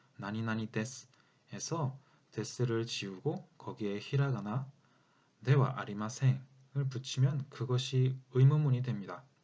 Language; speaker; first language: Korean; native; Korean